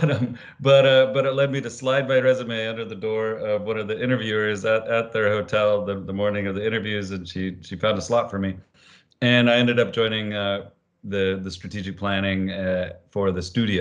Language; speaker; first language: English; native; English